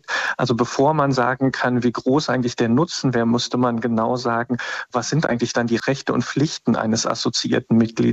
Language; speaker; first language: German; native; German